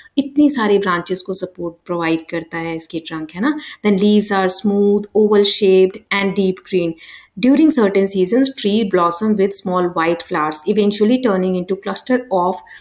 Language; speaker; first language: Hindi; native; Hindi